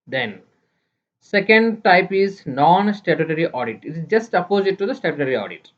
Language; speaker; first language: English; non-native, local second language; Kannada